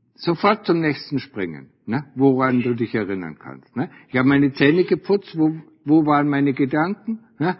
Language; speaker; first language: German; native; German